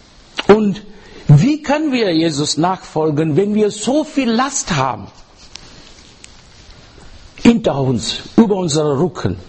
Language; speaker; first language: German; non-native, learner; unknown